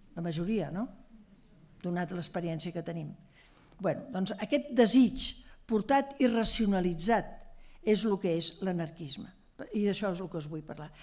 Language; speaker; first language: Catalan; native; Catalan